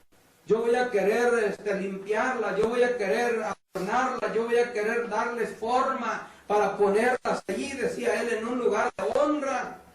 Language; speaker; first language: Spanish; native; Spanish